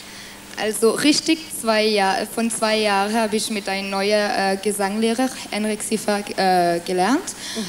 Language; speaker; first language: German; non-native, fluent; French